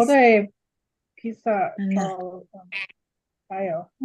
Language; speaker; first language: Korean; non-native, learner; English